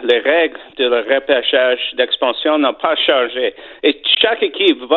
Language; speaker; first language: French; non-native, fluent; English